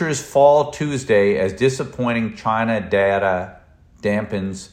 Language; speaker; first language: English; native; English